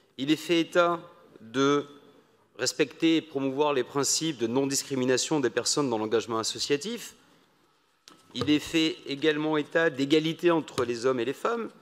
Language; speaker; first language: French; native; French